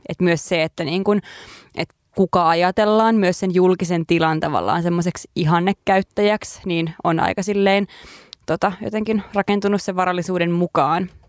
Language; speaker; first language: Finnish; native; Finnish